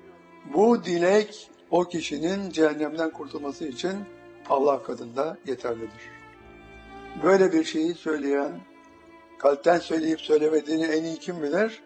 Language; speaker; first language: Turkish; native; Turkish